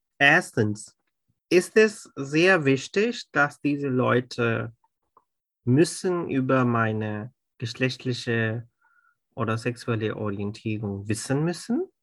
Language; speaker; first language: German; non-native, fluent; Urdu